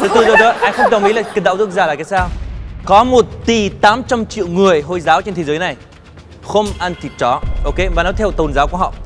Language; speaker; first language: Vietnamese; non-native, fluent; Arabic